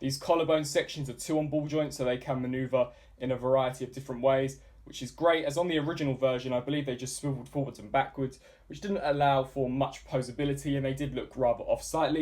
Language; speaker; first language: English; native; English